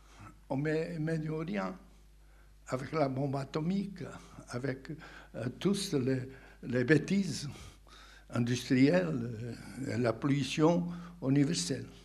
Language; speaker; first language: French; non-native, fluent; Portuguese